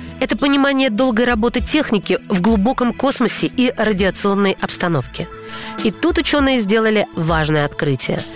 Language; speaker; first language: Russian; native; Russian